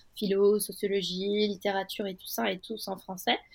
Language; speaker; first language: French; non-native, fluent; Turkish